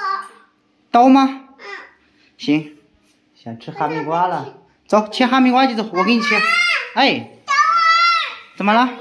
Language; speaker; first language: Chinese; native; Chinese